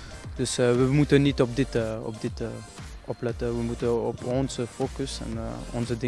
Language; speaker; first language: Dutch; non-native, fluent; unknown